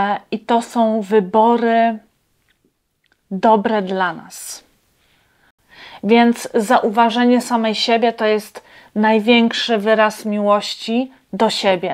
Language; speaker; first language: Polish; non-native, fluent; Latvian